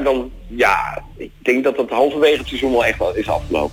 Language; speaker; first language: Dutch; native; Dutch